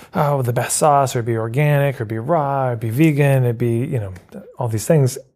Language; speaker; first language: English; native; English